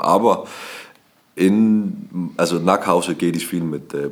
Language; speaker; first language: German; non-native, learner; Danish